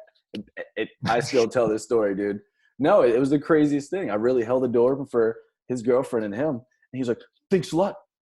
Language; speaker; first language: English; native; English